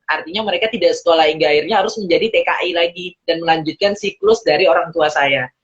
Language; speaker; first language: Indonesian; early bilingual, heritage; Indonesian